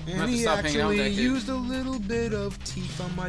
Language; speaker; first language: English; native; English